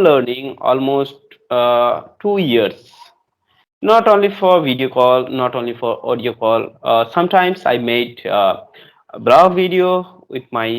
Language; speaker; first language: English; non-native, learner; Bangla